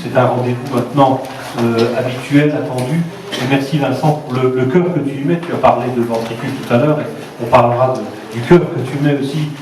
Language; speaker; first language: French; native; French